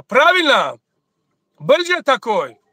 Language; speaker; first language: Russian; non-native, learner; Tajik